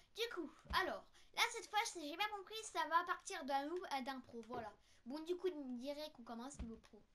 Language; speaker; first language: French; native; French